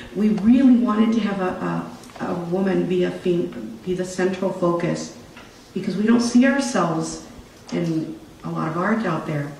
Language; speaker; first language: English; native; English